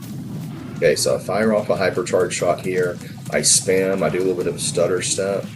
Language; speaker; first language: English; native; English